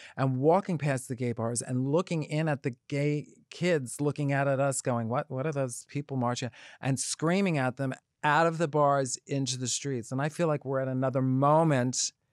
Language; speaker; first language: English; native; English